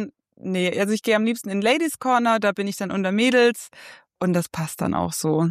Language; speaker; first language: German; native; German